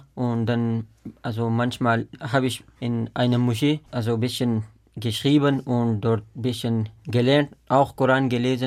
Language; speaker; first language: German; non-native, fluent; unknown